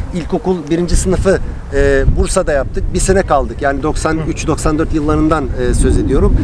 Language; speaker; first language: Turkish; non-native, fluent; Albanian